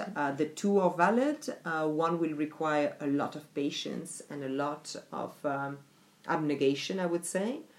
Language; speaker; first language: English; non-native, fluent; French